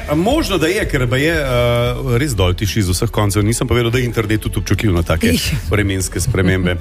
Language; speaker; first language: Slovenian; native; Slovenian